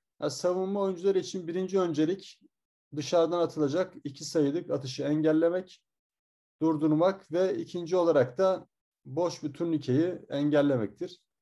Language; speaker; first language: Turkish; native; Turkish